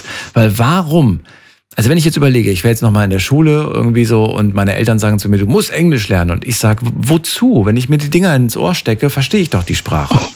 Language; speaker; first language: German; native; German